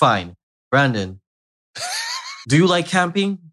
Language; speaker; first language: English; native; English